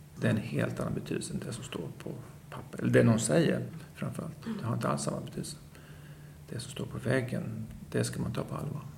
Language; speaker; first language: Swedish; native; Swedish